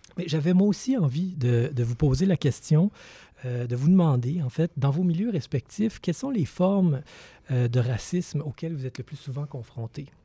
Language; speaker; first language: French; native; French